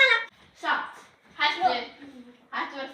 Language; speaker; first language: Icelandic; early bilingual, heritage; Icelandic